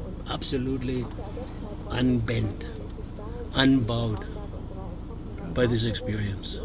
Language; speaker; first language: English; non-native, fluent; German